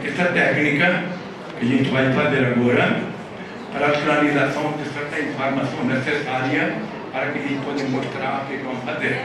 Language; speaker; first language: Portuguese; non-native, fluent; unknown